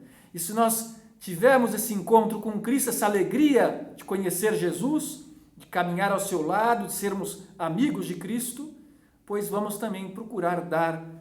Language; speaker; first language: Portuguese; native; Portuguese